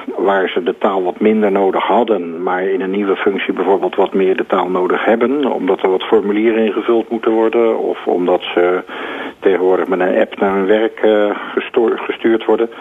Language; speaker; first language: Dutch; native; Dutch